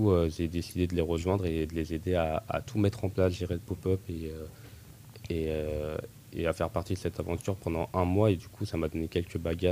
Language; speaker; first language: French; native; French